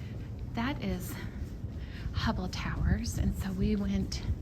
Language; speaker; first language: English; native; English